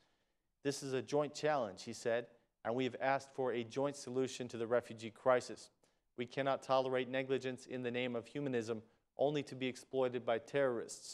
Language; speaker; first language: English; non-native, fluent; Albanian